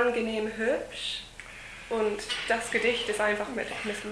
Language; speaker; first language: German; non-native, fluent; English